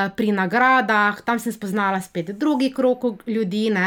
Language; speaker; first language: Slovenian; native; Slovenian